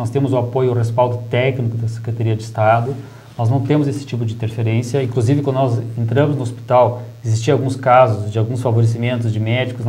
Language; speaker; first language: Portuguese; native; Portuguese